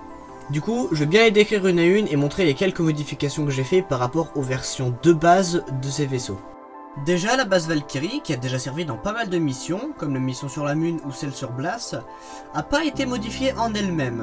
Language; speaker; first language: French; native; French